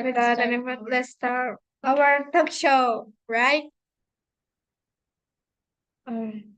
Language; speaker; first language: English; non-native, fluent; Indonesian